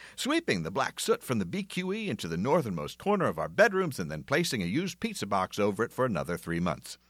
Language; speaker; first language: English; native; English